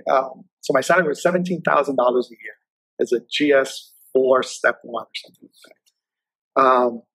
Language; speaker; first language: English; native; English